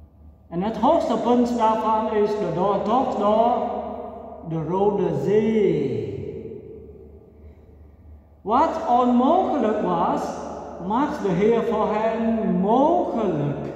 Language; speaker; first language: Dutch; non-native, fluent; Vietnamese